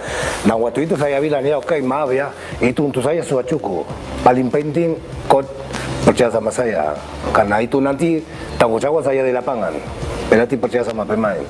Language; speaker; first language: Indonesian; non-native, local second language; Spanish